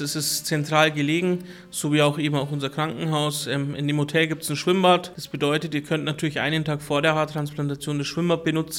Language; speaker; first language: German; early bilingual, other home language; Turkish